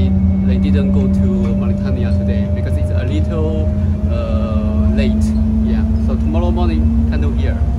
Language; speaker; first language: English; non-native, fluent; Chinese